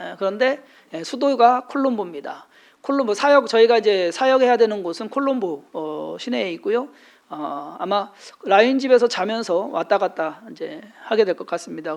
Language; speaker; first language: Korean; native; Korean